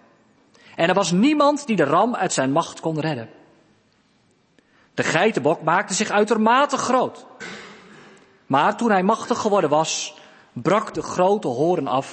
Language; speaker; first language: Dutch; native; Dutch